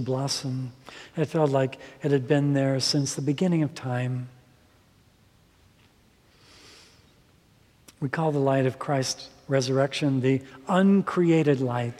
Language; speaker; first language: English; native; English